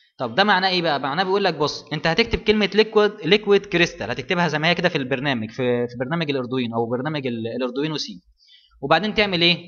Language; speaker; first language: Arabic; native; Arabic